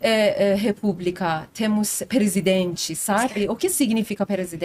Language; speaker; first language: Portuguese; non-native, learner; Persian